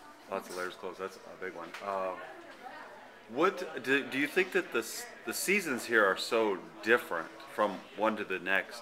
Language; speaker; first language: English; native; English